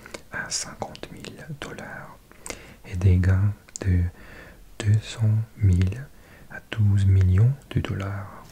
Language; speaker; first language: French; non-native, learner; English